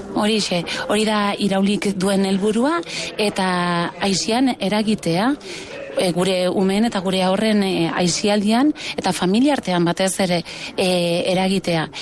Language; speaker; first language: Basque; non-native, local second language; Spanish